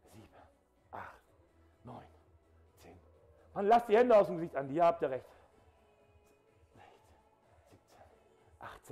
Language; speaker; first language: German; native; German